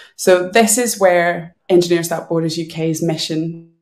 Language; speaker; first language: English; native; English